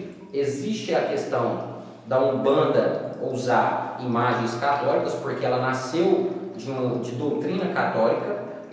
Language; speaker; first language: Portuguese; native; Portuguese